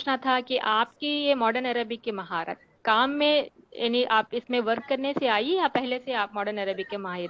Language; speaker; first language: Hindi; native; Hindi